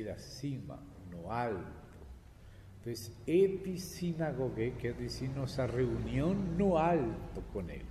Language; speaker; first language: Portuguese; non-native, fluent; Spanish